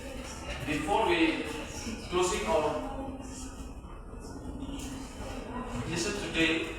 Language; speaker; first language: English; non-native, learner; Indonesian